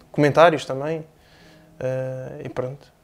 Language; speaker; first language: Portuguese; native; Portuguese